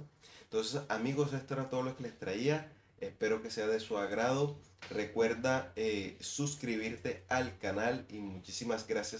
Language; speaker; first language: Spanish; native; Spanish